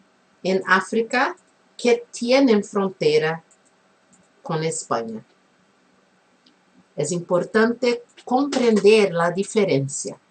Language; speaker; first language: Spanish; non-native, fluent; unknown